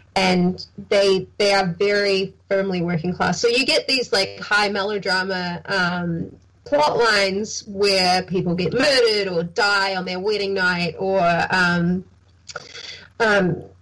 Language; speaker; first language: English; native; English